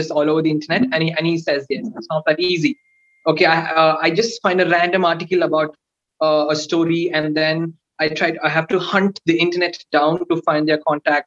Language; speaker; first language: English; non-native, local second language; Tamil